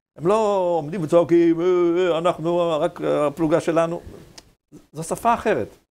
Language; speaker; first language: Hebrew; native; Hebrew